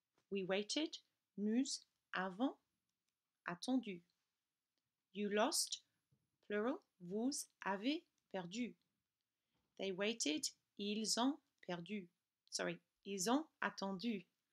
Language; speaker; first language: French; non-native, fluent; English